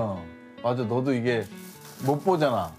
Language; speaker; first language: Korean; native; Korean